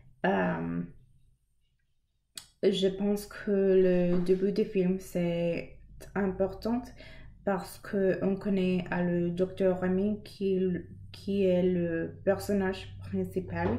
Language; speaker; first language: French; non-native, learner; English